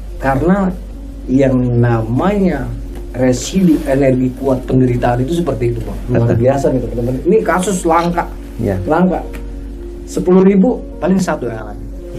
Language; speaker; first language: Indonesian; native; Indonesian